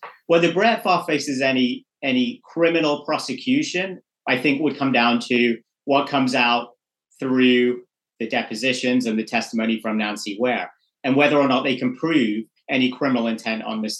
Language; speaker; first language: English; native; English